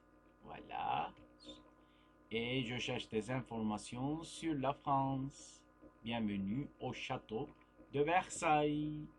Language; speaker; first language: French; non-native, fluent; Turkish